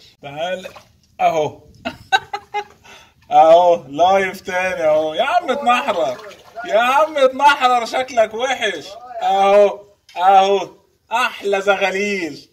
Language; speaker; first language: Arabic; native; Arabic